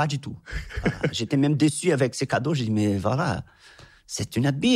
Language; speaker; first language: French; non-native, fluent; Portuguese